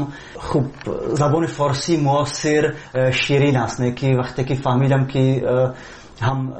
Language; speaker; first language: Persian; non-native, fluent; Czech